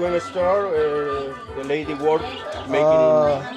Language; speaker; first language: English; non-native, fluent; Spanish